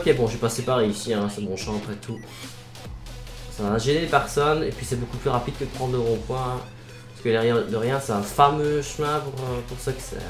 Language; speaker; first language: French; native; French